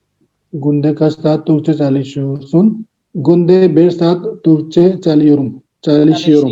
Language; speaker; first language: Turkish; non-native, learner; Urdu